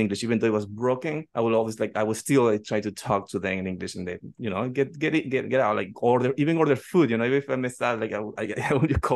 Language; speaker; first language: English; non-native, fluent; Spanish